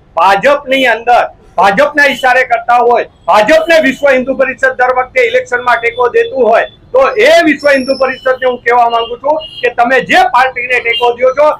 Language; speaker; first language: Gujarati; native; Gujarati